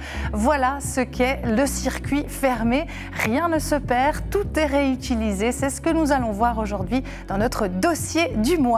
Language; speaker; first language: French; native; French